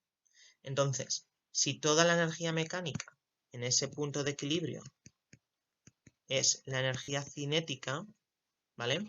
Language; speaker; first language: Spanish; native; Spanish